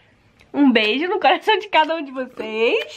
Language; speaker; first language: Portuguese; native; Portuguese